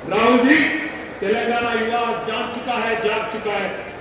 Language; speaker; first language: Hindi; non-native, local second language; Telugu